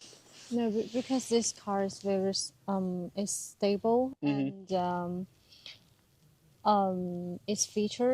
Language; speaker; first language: English; non-native, learner; Chinese